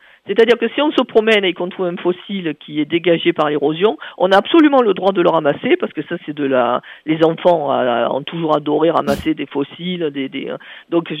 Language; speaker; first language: French; native; French